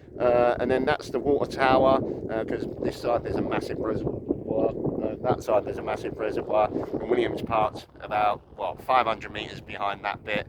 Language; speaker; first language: English; native; English